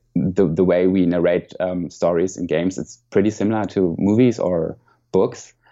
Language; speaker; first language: English; non-native, fluent; German